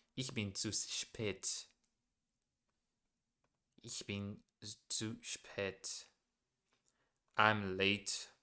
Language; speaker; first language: German; non-native, learner; English